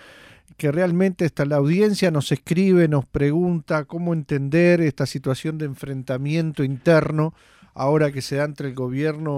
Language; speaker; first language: Spanish; native; Spanish